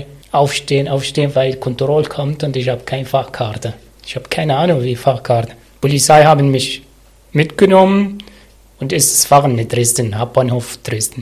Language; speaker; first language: German; non-native, learner; Arabic